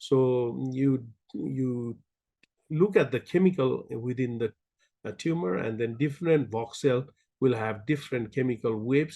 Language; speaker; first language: English; non-native, local second language; Nepali